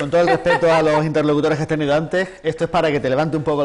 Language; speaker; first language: Spanish; native; Spanish